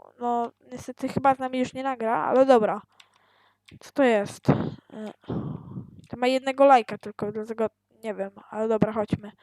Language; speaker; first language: Polish; native; Polish